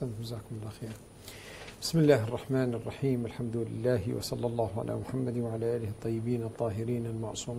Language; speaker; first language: Arabic; native; Arabic